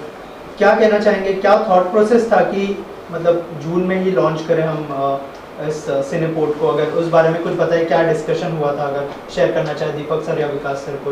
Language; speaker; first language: Hindi; native; Hindi